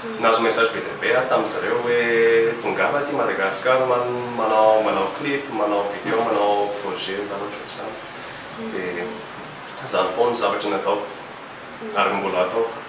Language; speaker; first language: Malagasy; non-native, fluent; English